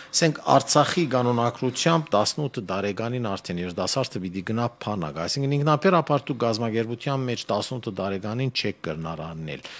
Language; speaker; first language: Armenian; early bilingual, heritage; Armenian